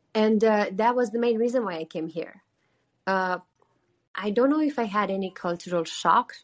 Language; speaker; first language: English; non-native, fluent; Romanian